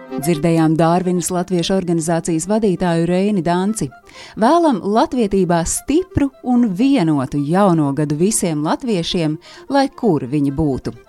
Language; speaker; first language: Latvian; native; Latvian